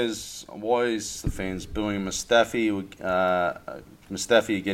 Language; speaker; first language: English; native; English